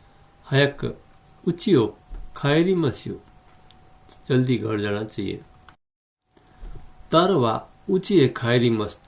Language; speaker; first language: Japanese; non-native, fluent; Hindi